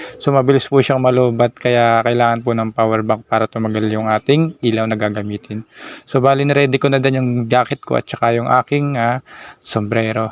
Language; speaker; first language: Filipino; native; Filipino